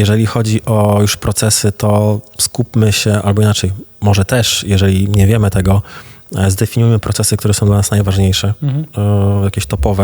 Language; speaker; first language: Polish; native; Polish